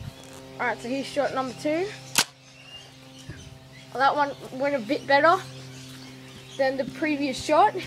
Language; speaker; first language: English; native; English